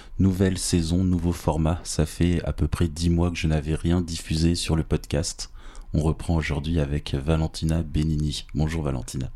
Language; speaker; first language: French; native; French